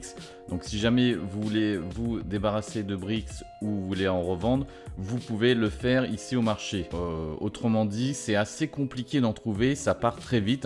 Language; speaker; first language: French; native; French